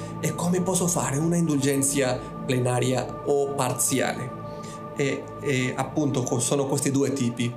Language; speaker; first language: Italian; non-native, fluent; Spanish